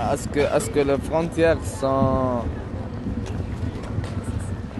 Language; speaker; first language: French; non-native, learner; Arabic